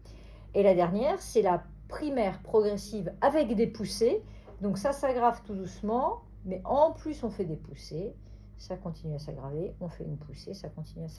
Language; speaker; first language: French; native; French